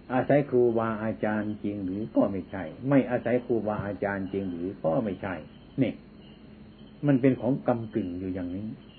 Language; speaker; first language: Thai; non-native, local second language; Lao